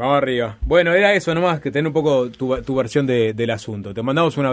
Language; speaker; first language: Spanish; native; Spanish